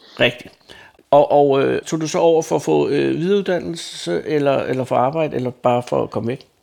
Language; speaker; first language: Danish; native; Danish